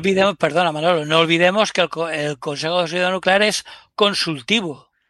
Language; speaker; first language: Spanish; native; Spanish